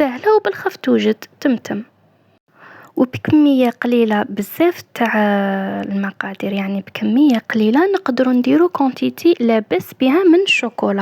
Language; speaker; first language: Arabic; native; Arabic